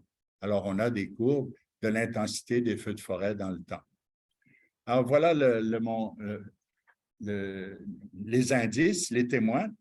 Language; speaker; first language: French; native; French